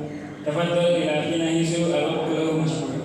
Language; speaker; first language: Arabic; non-native, learner; Indonesian